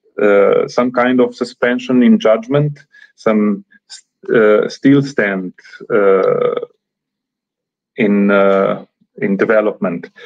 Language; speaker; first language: English; non-native, fluent; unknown